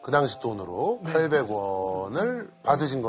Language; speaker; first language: Korean; native; Korean